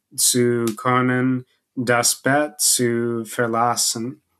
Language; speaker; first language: German; non-native, learner; English